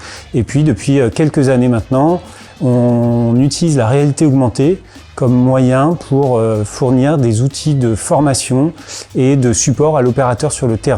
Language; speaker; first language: French; native; French